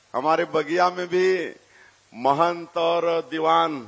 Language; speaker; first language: Hindi; native; Hindi